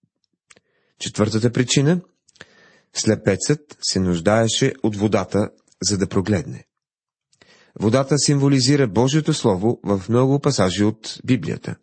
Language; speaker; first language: Bulgarian; native; Bulgarian